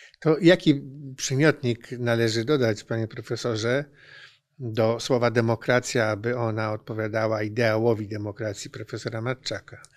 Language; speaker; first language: Polish; native; Polish